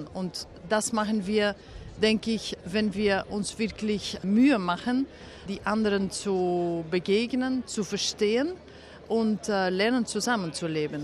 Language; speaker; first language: German; non-native, fluent; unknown